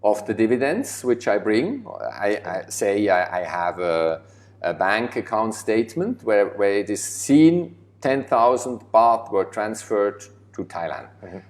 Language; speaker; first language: English; non-native, fluent; German